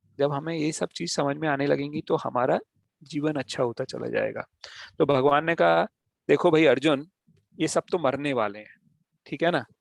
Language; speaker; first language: Hindi; native; Hindi